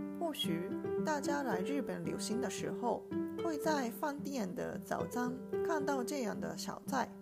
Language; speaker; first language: Chinese; non-native, learner; Japanese